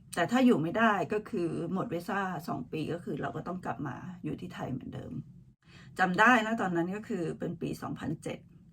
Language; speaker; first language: Thai; native; Thai